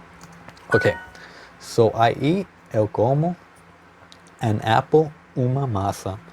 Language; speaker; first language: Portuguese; non-native, learner; English